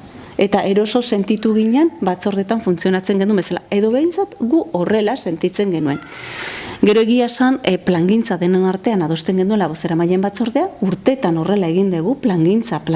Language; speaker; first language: Basque; native; Basque